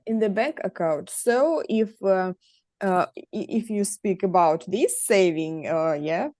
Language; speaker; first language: English; non-native, learner; Russian